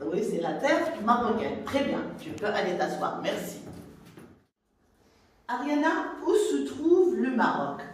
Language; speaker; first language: French; non-native, local second language; Arabic